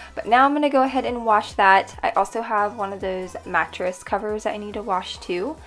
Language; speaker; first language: English; native; English